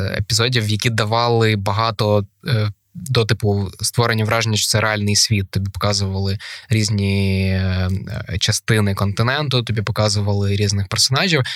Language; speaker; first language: Ukrainian; native; Ukrainian